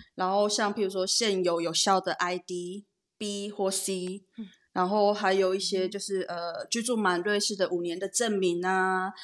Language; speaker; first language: Chinese; native; Chinese